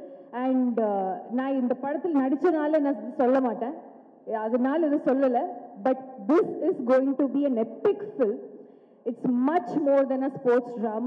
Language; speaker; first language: Tamil; non-native, local second language; Malayalam